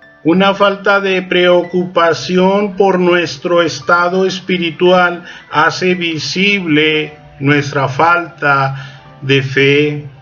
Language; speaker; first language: Spanish; native; Spanish